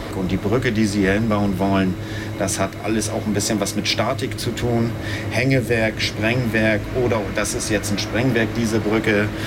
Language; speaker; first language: German; native; German